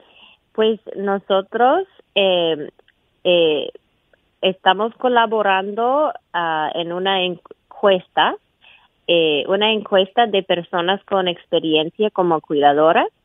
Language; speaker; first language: Spanish; non-native, fluent; English